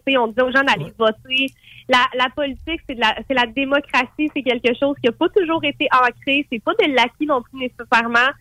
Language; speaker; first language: French; native; French